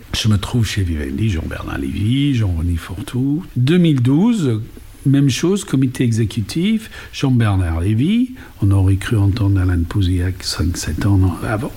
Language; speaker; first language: French; non-native, fluent; English